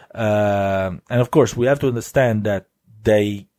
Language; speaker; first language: English; non-native, fluent; Italian